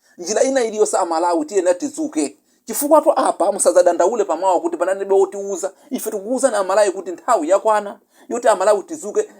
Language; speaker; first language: Nyanja; non-native, local second language; Yao